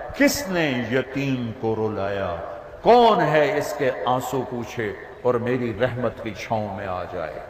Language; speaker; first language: Urdu; non-native, local second language; Punjabi